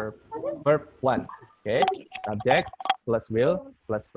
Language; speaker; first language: English; non-native, fluent; Indonesian